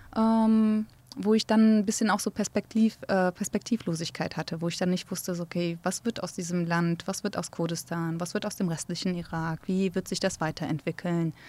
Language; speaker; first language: German; early bilingual, other home language; Central Kurdish